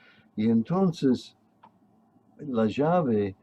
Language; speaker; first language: Spanish; non-native, fluent; English